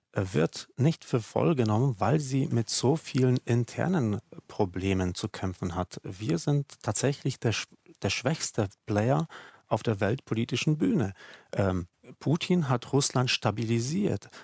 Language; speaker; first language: German; non-native, fluent; Czech